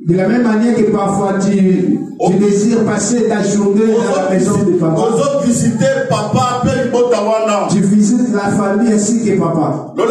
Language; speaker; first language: French; non-native, local second language; Lingala